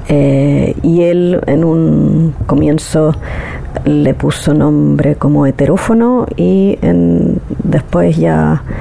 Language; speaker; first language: Spanish; native; Spanish